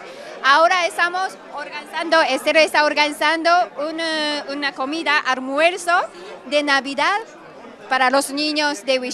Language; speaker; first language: Spanish; non-native, learner; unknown